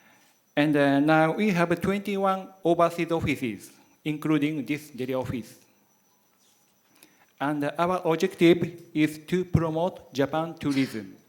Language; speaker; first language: English; non-native, learner; Japanese